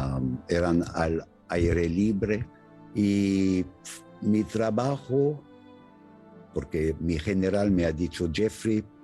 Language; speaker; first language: Spanish; non-native, fluent; English